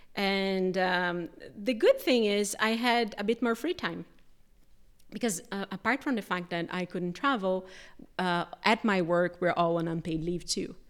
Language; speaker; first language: English; non-native, fluent; Portuguese